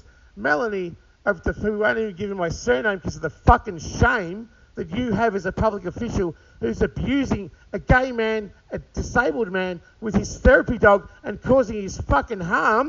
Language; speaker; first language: English; native; English